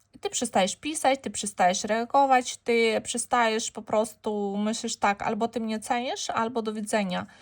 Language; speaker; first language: Polish; non-native, fluent; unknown